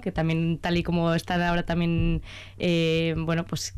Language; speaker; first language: Spanish; native; Spanish